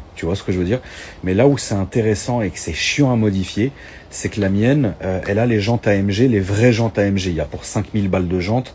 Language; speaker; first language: French; native; French